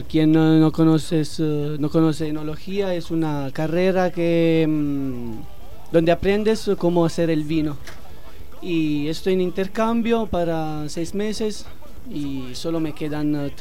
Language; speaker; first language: Spanish; non-native, learner; Italian